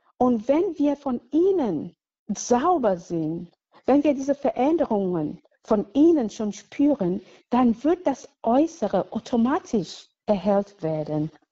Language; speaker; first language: German; non-native, fluent; English